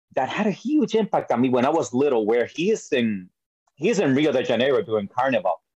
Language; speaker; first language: English; early bilingual, other home language; Spanish